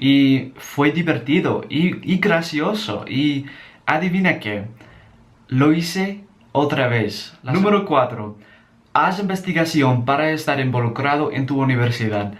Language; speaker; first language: Spanish; non-native, learner; English